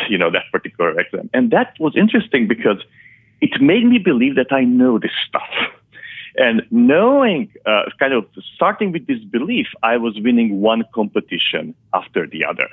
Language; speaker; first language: English; non-native, fluent; Hungarian